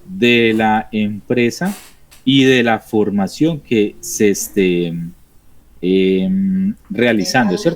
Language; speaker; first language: Spanish; native; Spanish